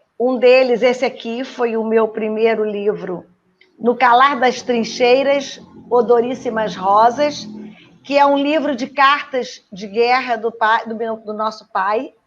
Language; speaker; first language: Portuguese; native; Portuguese